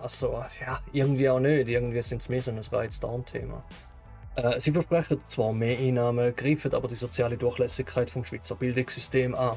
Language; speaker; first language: German; native; German